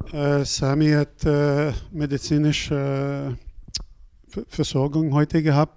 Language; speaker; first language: German; non-native, fluent; French